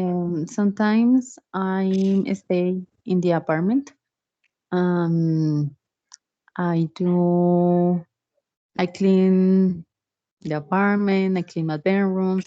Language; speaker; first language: English; non-native, learner; Spanish